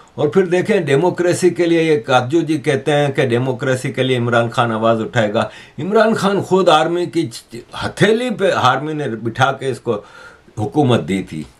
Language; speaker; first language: Urdu; native; Urdu